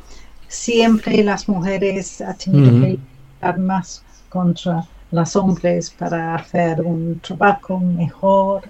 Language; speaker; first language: Spanish; non-native, learner; English